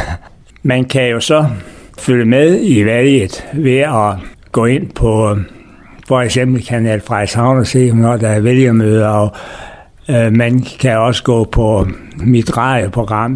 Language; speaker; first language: Danish; native; Danish